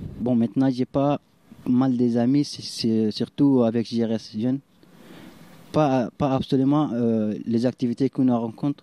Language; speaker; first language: French; non-native, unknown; Arabic